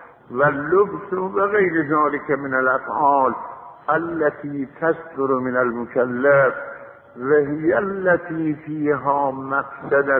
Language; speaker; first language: Arabic; non-native, fluent; Azerbaijani